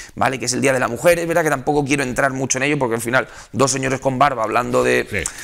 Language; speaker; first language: Spanish; native; Spanish